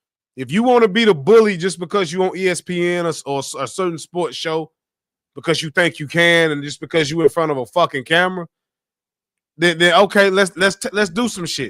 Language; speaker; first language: English; native; English